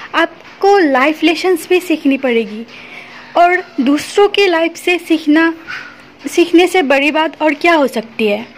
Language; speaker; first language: Hindi; non-native, local second language; Assamese